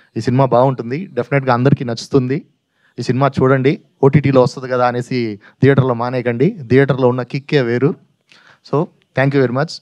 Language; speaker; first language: Telugu; native; Telugu